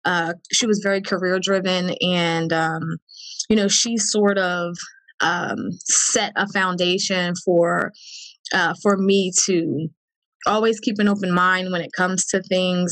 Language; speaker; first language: English; native; English